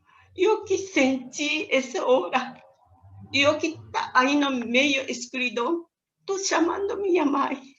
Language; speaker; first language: Portuguese; non-native, learner; Japanese